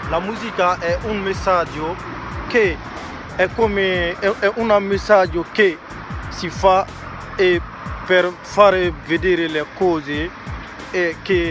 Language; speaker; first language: Italian; non-native, learner; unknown